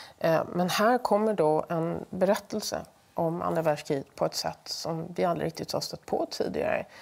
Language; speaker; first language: Swedish; native; Swedish